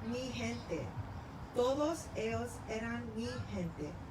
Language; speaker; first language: Spanish; early bilingual, heritage; Spanish